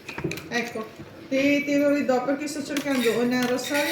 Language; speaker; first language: Italian; non-native, learner; Filipino